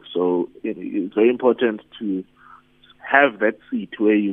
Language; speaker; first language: English; non-native, local second language; Zulu